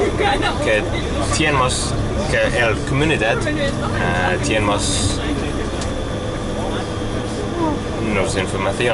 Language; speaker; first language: Spanish; non-native, learner; English